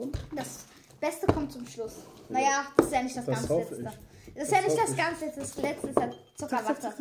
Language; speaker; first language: German; native; German